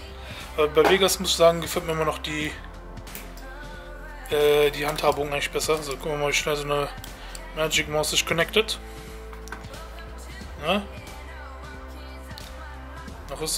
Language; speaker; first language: German; native; German